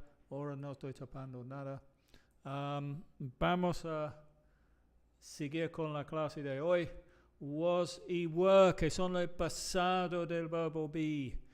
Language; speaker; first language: Spanish; non-native, fluent; English